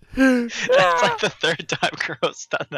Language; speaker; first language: English; native; English